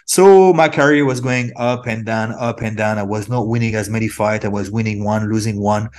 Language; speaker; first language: English; non-native, fluent; French